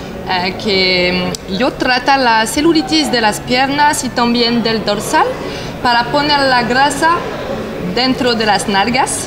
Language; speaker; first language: Spanish; non-native, learner; French